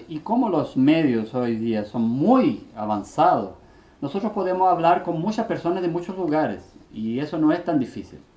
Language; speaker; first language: Spanish; early bilingual, heritage; Spanish